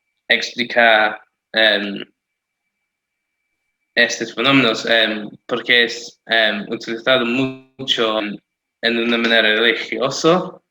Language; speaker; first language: Spanish; non-native, fluent; English